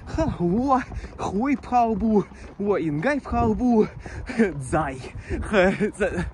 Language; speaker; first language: Chinese; non-native, learner; Russian